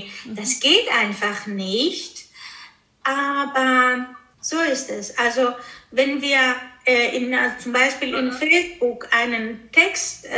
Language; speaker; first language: German; early bilingual, other home language; Greek